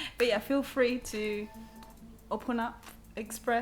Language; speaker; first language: English; native; English